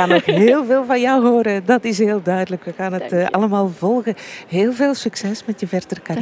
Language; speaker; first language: Dutch; native; Dutch